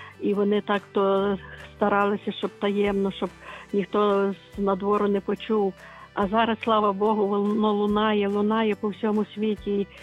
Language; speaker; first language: Ukrainian; native; Ukrainian